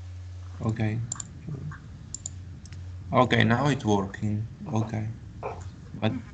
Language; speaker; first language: English; non-native, learner; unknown